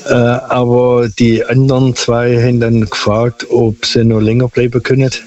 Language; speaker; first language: German; non-native, local second language; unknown